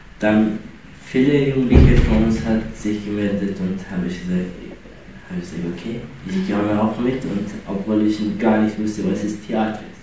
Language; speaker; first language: German; non-native, learner; Persian